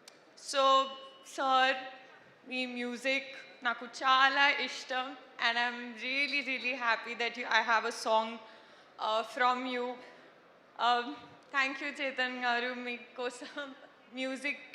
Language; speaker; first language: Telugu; non-native, learner; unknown